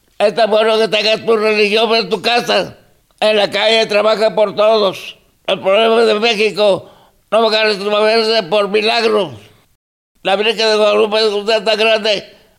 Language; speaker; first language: Spanish; non-native, local second language; Zapotec